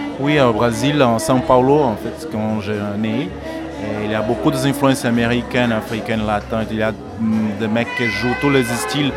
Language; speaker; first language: French; non-native, learner; Portuguese